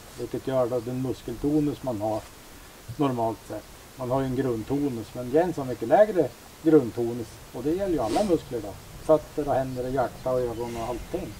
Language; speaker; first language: Swedish; native; Swedish